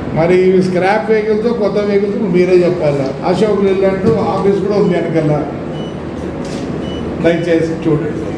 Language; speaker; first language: Telugu; native; Telugu